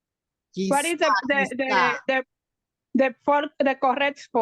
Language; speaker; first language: English; non-native, learner; Spanish